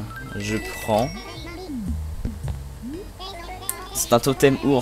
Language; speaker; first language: French; native; French